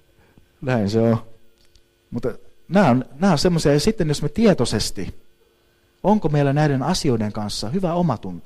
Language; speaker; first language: Finnish; native; Finnish